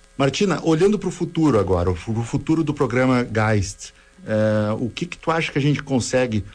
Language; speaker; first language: Portuguese; native; Portuguese